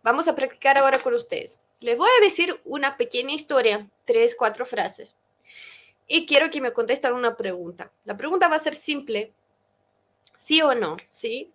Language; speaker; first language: Spanish; non-native, fluent; Russian